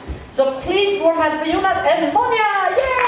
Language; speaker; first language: English; non-native, fluent; Swedish